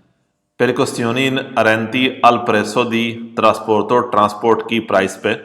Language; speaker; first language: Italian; non-native, fluent; Urdu